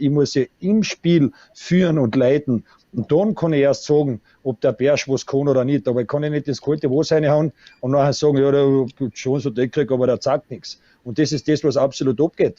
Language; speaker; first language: German; native; German